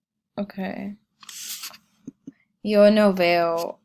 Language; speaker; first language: Spanish; non-native, learner; English